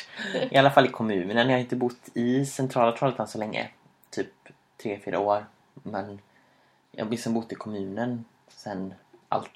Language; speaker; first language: Swedish; native; Swedish